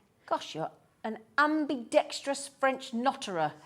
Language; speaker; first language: English; native; English